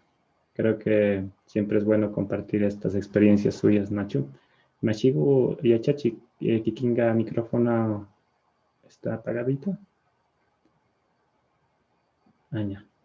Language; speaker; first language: Spanish; native; Spanish